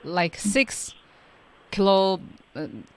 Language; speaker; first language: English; non-native, fluent; Chinese